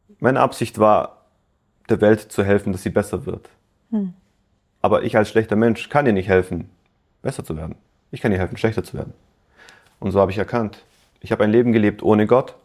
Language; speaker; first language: German; native; German